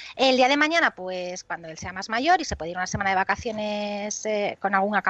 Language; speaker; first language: Spanish; native; Spanish